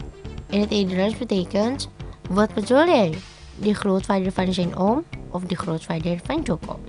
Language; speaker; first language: Dutch; non-native, learner; Indonesian